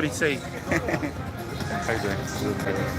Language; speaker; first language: English; non-native, fluent; Portuguese